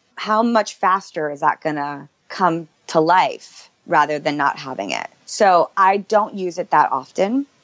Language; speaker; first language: English; native; English